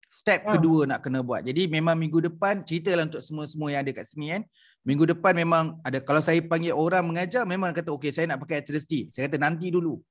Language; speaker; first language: Malay; native; Malay